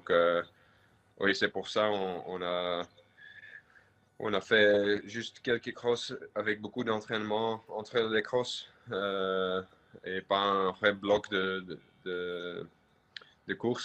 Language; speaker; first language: French; non-native, local second language; Dutch